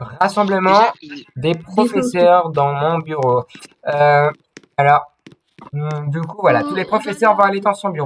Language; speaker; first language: French; native; French